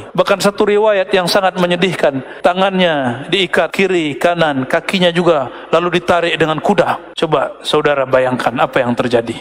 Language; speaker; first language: Malay; non-native, local second language; Minangkabau